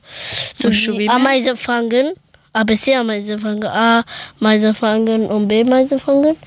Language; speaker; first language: German; early bilingual, other home language; Persian